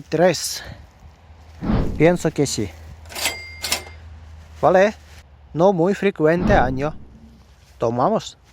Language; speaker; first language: Spanish; non-native, learner; Russian